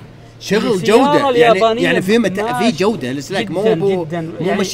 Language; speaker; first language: Arabic; native; Arabic